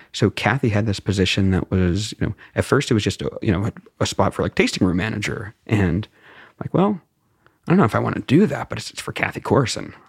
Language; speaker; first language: English; native; English